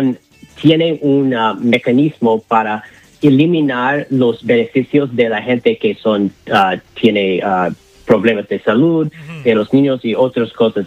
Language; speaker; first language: Spanish; non-native, learner; English